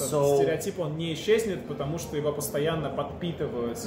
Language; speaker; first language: Russian; native; Russian